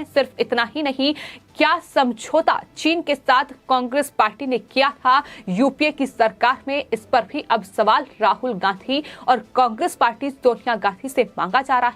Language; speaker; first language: Hindi; native; Hindi